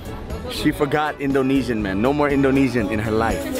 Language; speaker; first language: English; non-native, local second language; Indonesian